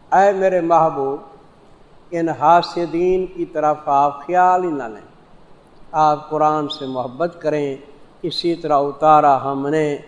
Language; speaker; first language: Urdu; non-native, local second language; Saraiki